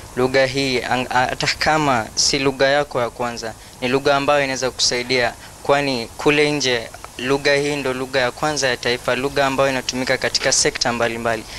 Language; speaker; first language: Swahili; non-native, local second language; Somali